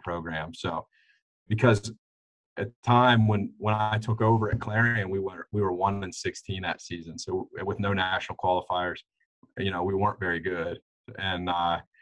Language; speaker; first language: English; native; English